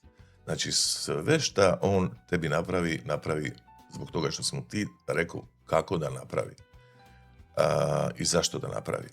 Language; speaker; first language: Bosnian; native; Bosnian